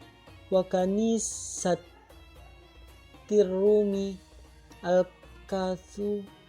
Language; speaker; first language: Arabic; non-native, learner; Indonesian